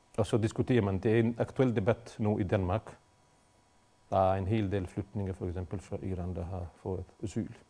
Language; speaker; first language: Danish; non-native, fluent; Bosnian